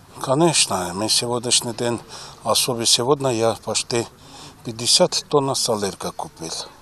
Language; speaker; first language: Russian; non-native, learner; Armenian